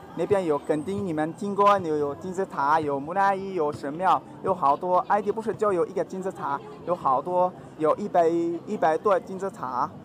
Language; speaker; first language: Chinese; non-native, learner; Arabic